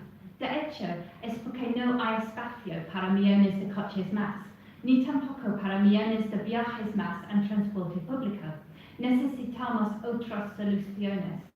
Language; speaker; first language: Spanish; non-native, fluent; English